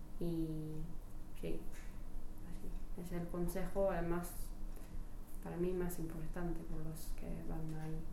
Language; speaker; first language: Spanish; non-native, learner; French